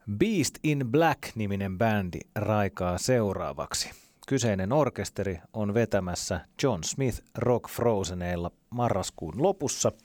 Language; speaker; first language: Finnish; native; Finnish